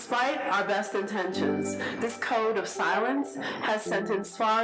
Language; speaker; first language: English; native; English